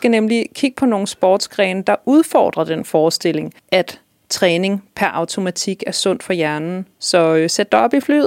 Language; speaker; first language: Danish; native; Danish